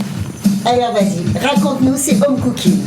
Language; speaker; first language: French; native; French